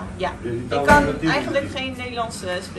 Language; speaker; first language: Dutch; early bilingual, other home language; Italian